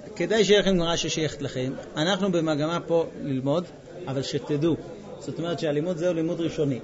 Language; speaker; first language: Hebrew; non-native, fluent; English